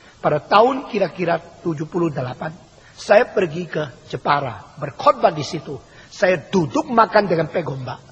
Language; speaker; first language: Indonesian; early bilingual, other home language; Min Nan Chinese